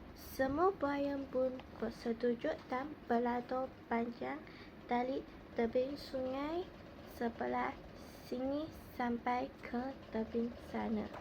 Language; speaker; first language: Malay; non-native, local second language; Chinese